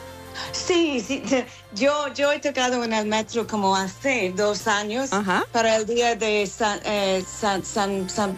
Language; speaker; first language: Spanish; non-native, fluent; English